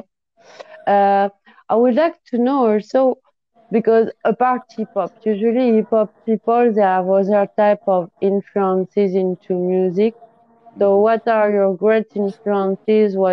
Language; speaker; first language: English; non-native, fluent; French